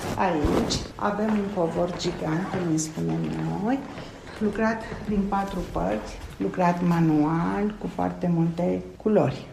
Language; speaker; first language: Romanian; non-native, local second language; Turkish